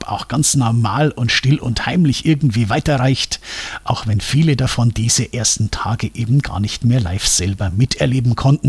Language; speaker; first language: German; native; German